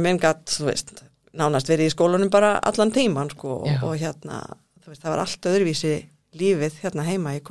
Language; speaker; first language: Icelandic; native; Icelandic